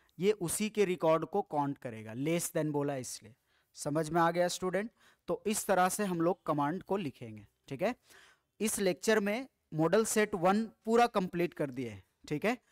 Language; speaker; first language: Hindi; native; Hindi